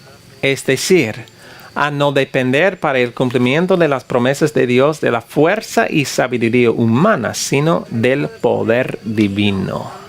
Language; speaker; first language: Spanish; non-native, fluent; English